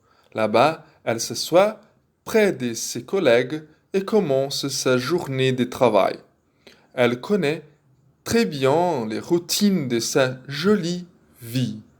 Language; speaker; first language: French; non-native, fluent; Portuguese